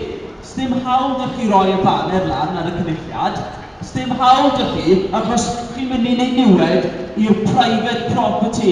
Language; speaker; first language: Welsh; native; Welsh